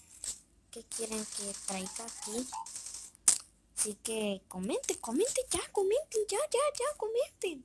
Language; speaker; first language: Spanish; native; Spanish